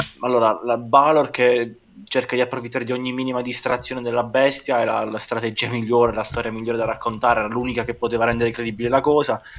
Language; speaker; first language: Italian; native; Italian